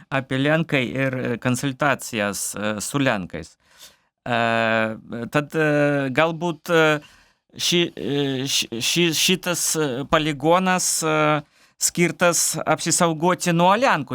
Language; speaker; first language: Lithuanian; non-native, learner; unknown